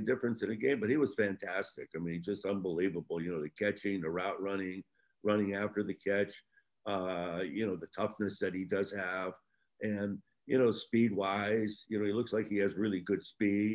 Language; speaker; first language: English; native; English